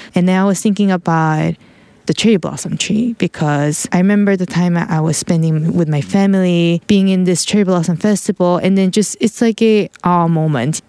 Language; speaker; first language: English; non-native, fluent; Korean